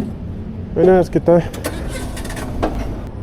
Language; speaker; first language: Spanish; non-native, learner; German